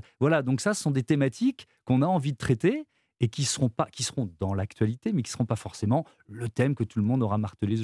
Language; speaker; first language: French; native; French